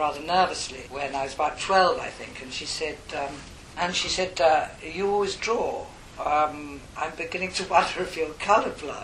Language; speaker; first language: English; native; English